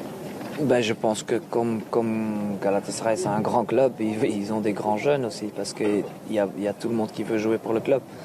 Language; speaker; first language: French; non-native, local second language; Dutch